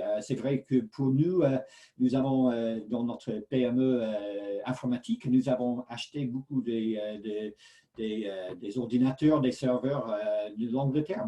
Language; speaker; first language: French; non-native, fluent; English